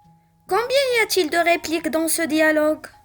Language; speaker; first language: French; non-native, local second language; Arabic